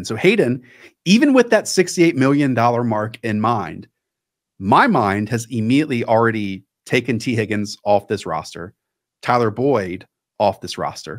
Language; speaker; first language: English; native; English